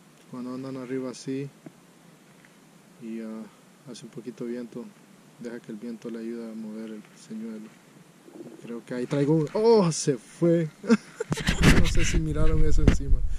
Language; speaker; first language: Spanish; native; Spanish